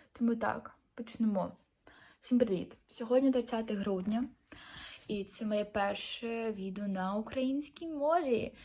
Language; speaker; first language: Ukrainian; non-native, local second language; Russian